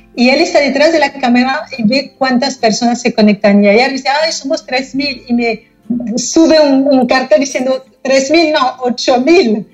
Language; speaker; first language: Spanish; non-native, fluent; French